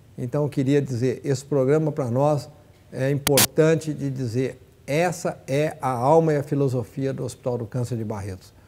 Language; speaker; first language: Portuguese; native; Portuguese